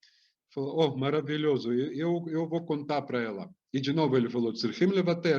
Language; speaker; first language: Portuguese; non-native, fluent; Hebrew